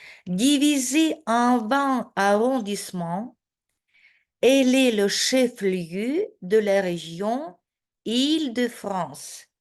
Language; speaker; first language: French; non-native, fluent; Russian